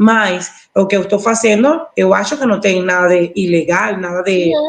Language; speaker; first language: Portuguese; non-native, learner; Spanish